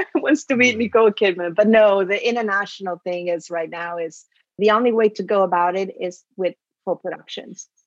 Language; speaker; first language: English; early bilingual, other home language; Italian